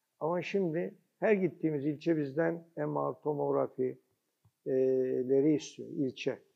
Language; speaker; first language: Turkish; early bilingual, heritage; Turkish